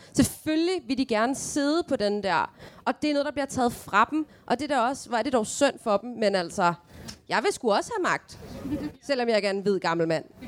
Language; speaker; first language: Danish; early bilingual, other home language; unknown